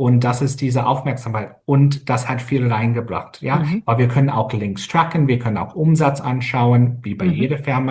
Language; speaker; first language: German; non-native, fluent; English